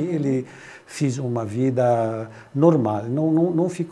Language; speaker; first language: Portuguese; non-native, fluent; Arabic